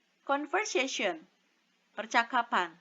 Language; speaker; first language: English; non-native, fluent; Indonesian